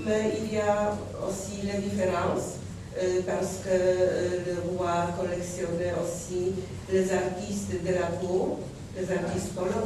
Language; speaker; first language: French; non-native, learner; Polish